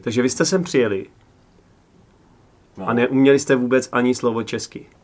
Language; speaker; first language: Czech; native; Czech